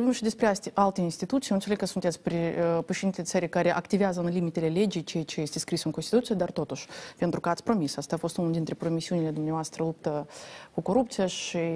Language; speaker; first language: Romanian; native; Romanian